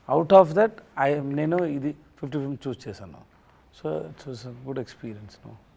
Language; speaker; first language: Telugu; non-native, learner; Tamil